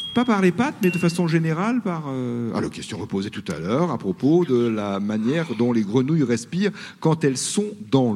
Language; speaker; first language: French; native; French